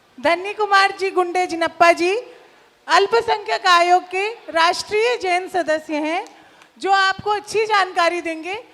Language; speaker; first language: Hindi; native; Hindi